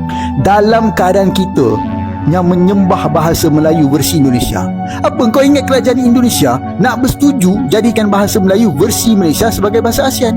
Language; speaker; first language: Malay; native; Malay